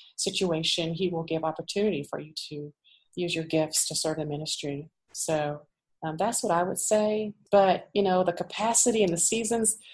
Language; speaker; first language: English; native; English